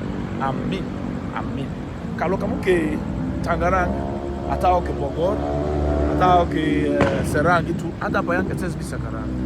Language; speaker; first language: Indonesian; non-native, fluent; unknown